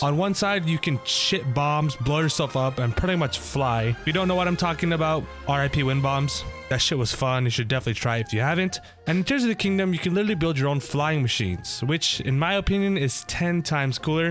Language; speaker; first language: English; native; English